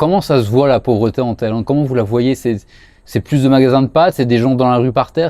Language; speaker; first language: French; native; French